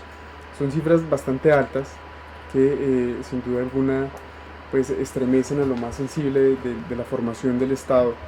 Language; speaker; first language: Spanish; native; Spanish